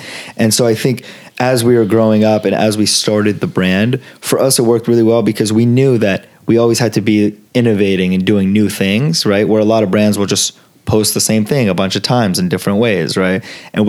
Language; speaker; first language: English; early bilingual, other home language; Italian